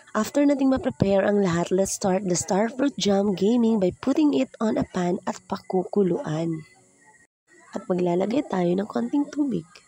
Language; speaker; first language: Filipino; non-native, local second language; Cebuano